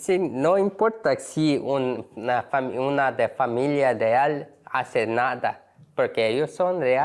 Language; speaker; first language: Spanish; non-native, learner; Korean